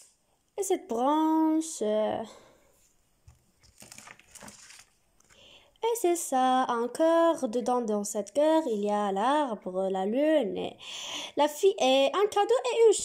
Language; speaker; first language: French; non-native, learner; Arabic